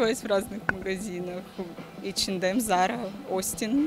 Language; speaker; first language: Russian; native; Russian